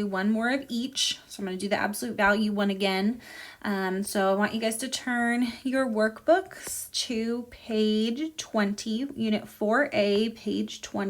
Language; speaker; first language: English; native; English